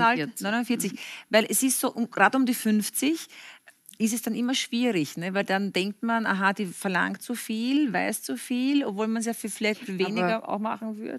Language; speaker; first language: German; native; German